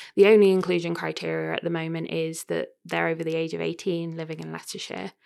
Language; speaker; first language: English; native; English